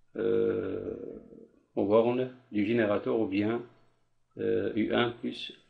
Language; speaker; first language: French; non-native, local second language; Arabic